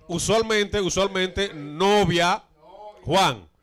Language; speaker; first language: Spanish; native; Spanish